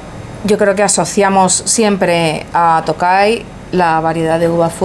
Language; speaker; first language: Spanish; native; Spanish